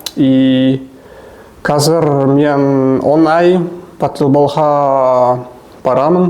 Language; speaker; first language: Kazakh; non-native, learner; Swiss German